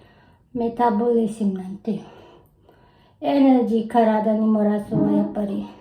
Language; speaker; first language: Japanese; non-native, learner; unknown